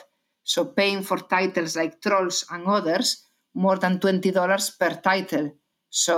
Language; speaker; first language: English; non-native, fluent; Spanish